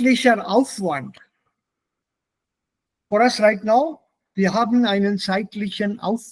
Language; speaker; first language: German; non-native, fluent; Hindi